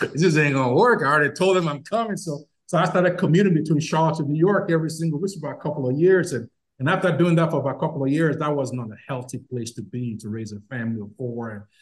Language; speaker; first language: English; non-native, local second language; Yoruba